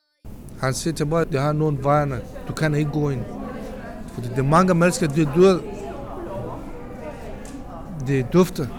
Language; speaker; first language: Danish; non-native, learner; Kurdish